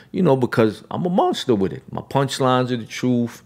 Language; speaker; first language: English; native; English